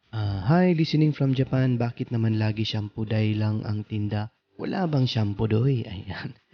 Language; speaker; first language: Filipino; non-native, local second language; Cebuano